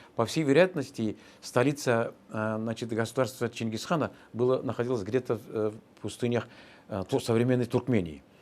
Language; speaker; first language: Russian; non-native, local second language; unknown